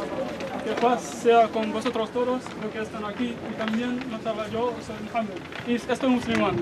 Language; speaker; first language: Spanish; non-native, learner; Arabic